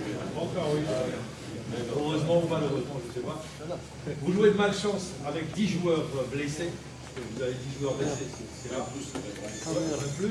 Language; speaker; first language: French; native; French